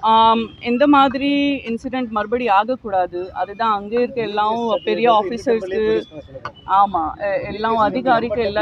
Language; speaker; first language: Tamil; non-native, fluent; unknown